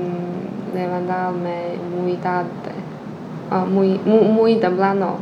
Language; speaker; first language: Spanish; non-native, learner; Chinese